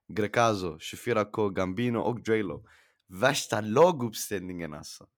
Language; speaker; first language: Swedish; early bilingual, other home language; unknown